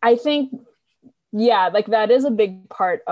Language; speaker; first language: English; non-native, local second language; Filipino